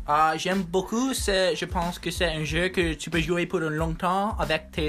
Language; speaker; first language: French; non-native, learner; English